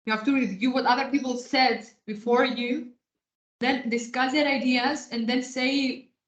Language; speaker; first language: English; non-native, fluent; Greek